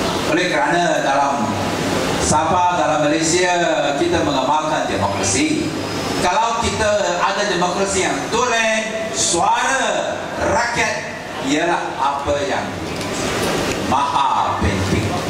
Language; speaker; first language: Malay; non-native, local second language; Chinese